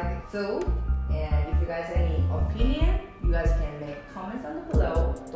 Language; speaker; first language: English; non-native, fluent; Korean